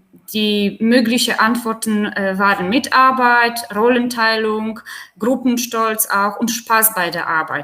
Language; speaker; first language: German; non-native, fluent; Polish